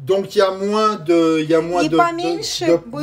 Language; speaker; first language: French; native; French